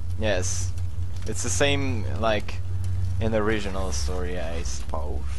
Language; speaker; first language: English; non-native, fluent; Swedish